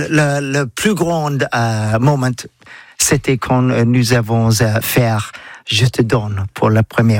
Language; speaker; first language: French; non-native, learner; English